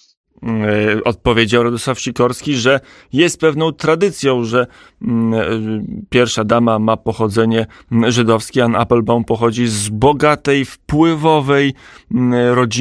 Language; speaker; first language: Polish; native; Polish